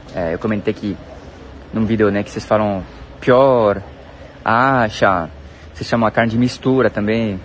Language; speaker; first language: Portuguese; non-native, fluent; French